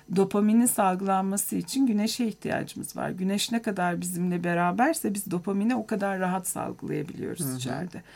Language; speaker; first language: Turkish; native; Turkish